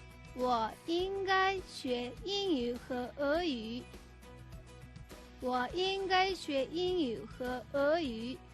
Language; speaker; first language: Chinese; non-native, fluent; Mongolian